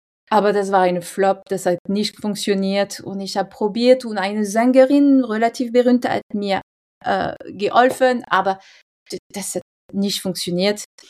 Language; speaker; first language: German; non-native, fluent; French